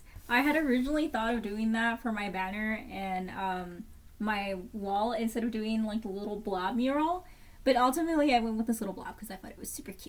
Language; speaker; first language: English; native; English